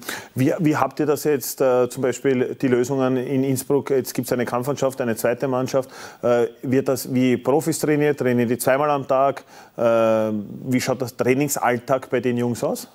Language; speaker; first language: German; native; German